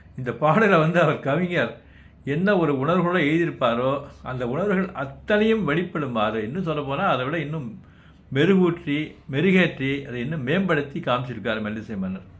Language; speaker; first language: Tamil; native; Tamil